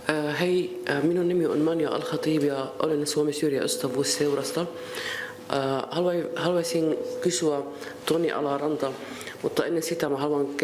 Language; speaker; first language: Finnish; non-native, fluent; Arabic